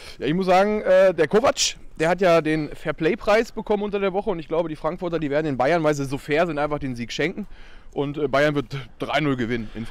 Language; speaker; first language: German; native; German